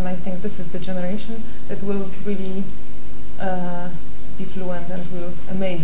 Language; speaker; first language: English; non-native, fluent; Polish